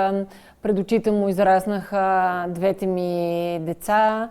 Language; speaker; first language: Bulgarian; native; Bulgarian